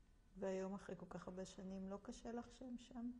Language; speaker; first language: Hebrew; native; Hebrew